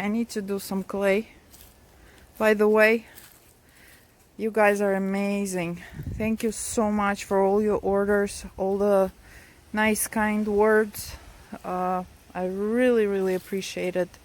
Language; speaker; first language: English; non-native, fluent; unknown